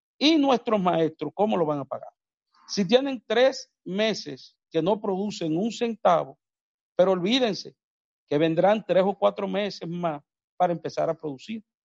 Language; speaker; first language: Spanish; native; Spanish